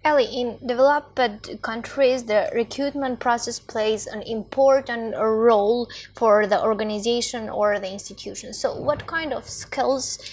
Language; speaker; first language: English; non-native, fluent; Albanian